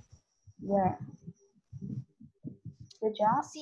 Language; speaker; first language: English; non-native, learner; Vietnamese